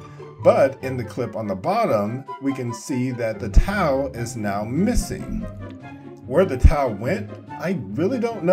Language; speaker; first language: English; native; English